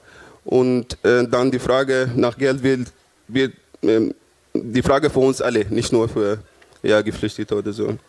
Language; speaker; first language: German; non-native, fluent; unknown